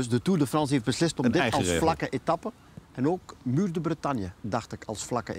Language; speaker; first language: Dutch; native; Dutch